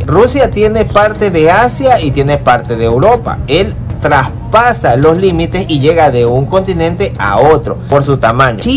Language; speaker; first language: Spanish; native; Spanish